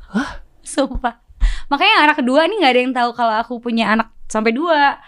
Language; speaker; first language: Indonesian; native; Indonesian